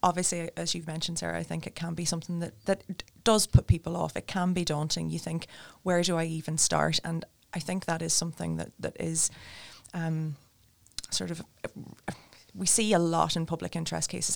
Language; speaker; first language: English; native; English